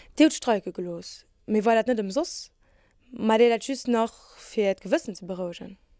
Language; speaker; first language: Luxembourgish; native; Luxembourgish